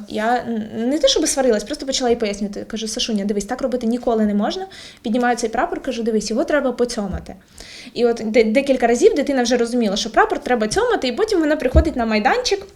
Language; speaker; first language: Ukrainian; native; Ukrainian